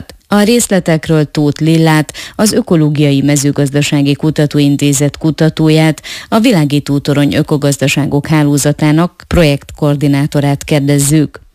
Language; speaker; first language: Hungarian; native; Hungarian